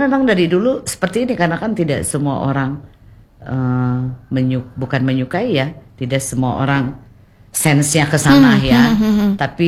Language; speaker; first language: Indonesian; non-native, local second language; Javanese